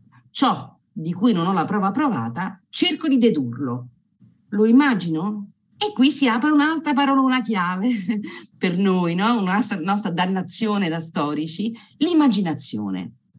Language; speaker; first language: Italian; native; Italian